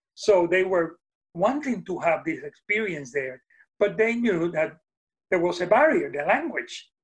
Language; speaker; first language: English; non-native, fluent; Spanish